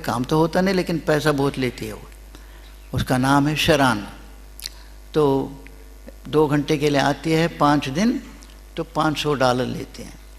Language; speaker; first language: Hindi; non-native, local second language; Kannada